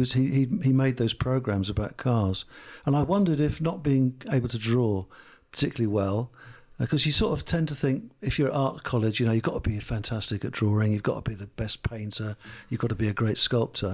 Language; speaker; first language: English; native; English